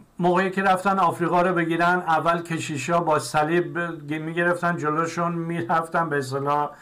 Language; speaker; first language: Persian; native; Persian